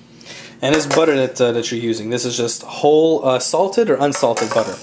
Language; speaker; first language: English; early bilingual, other home language; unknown